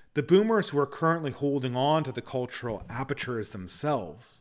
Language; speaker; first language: English; native; English